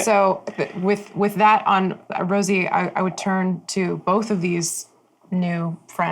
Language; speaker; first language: English; native; English